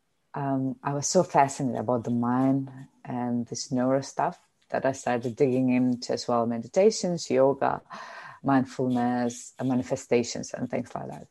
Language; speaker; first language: English; non-native, fluent; Lithuanian